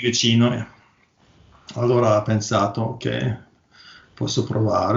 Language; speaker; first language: Italian; non-native, learner; Norwegian